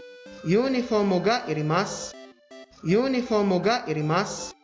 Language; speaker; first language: Japanese; non-native, fluent; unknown